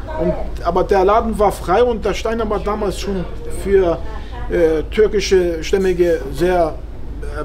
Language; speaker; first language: German; early bilingual, other home language; Turkish